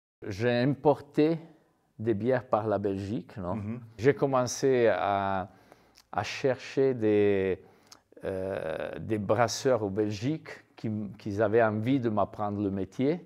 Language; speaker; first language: French; non-native, fluent; Italian